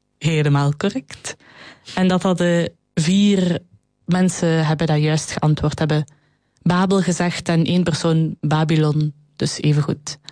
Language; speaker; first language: Dutch; native; Dutch